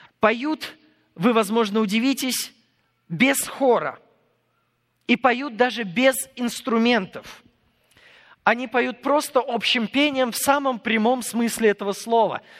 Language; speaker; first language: Russian; non-native, fluent; English